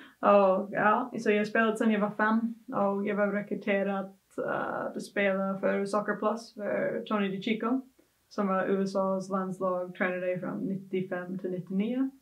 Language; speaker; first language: Swedish; non-native, fluent; English